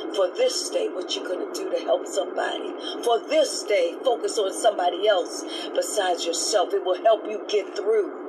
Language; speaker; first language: English; native; English